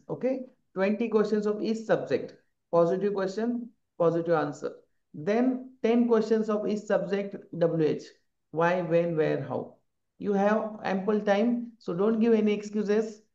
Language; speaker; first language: English; non-native, local second language; Marathi